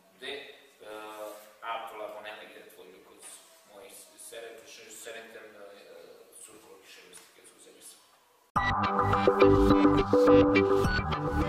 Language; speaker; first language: Hungarian; non-native, learner; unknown